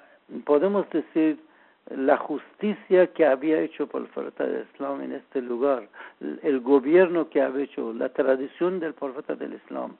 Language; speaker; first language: Spanish; non-native, learner; Persian